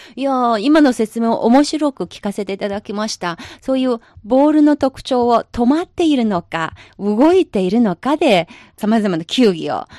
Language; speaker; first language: Japanese; non-native, fluent; Chinese